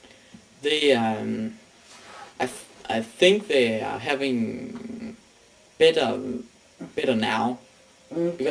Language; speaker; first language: English; non-native, learner; Danish